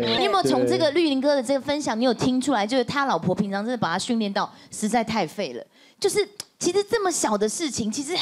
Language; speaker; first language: Chinese; native; Chinese